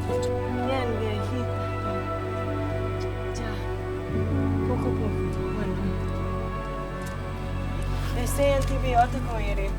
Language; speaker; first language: Spanish; non-native, learner; English